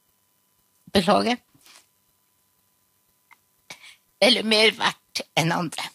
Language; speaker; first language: Norwegian; non-native, local second language; Northern Sami